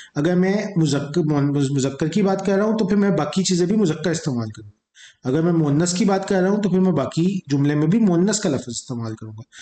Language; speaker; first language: Urdu; native; Urdu